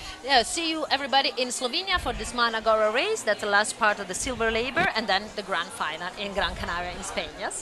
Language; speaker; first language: English; non-native, fluent; Italian